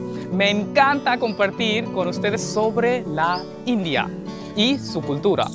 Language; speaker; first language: Spanish; non-native, learner; Hindi